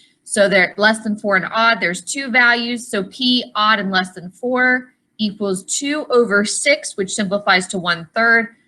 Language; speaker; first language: English; native; English